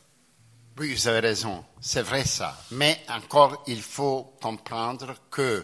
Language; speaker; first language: French; non-native, fluent; Greek